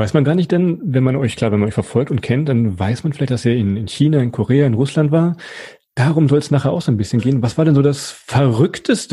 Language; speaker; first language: German; native; German